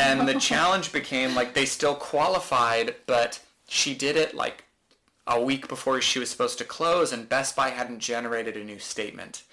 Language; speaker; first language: English; native; English